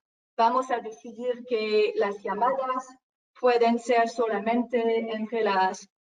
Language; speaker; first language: Spanish; non-native, fluent; French